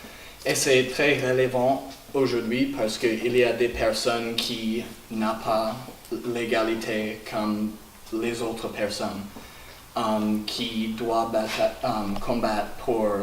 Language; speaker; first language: French; non-native, learner; English